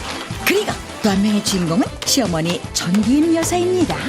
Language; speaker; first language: Korean; native; Korean